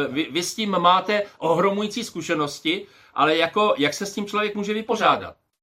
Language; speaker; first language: Czech; native; Czech